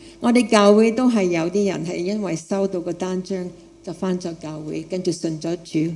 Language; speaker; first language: Chinese; non-native, fluent; English